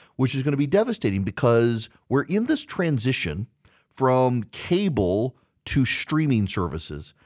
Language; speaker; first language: English; native; English